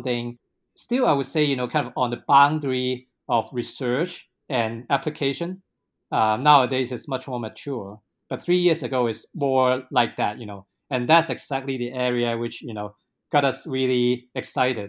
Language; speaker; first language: English; non-native, local second language; Cantonese